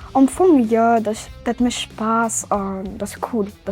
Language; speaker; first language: German; non-native, local second language; Luxembourgish